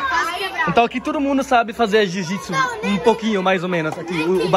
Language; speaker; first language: Portuguese; non-native, learner; German